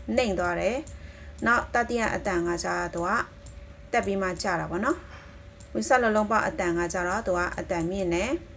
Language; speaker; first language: Burmese; non-native, local second language; Shan